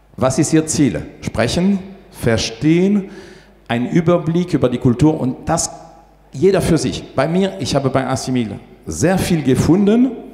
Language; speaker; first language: German; non-native, fluent; French